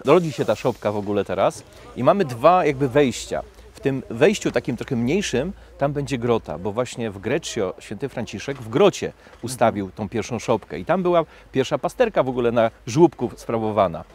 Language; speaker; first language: Polish; native; Polish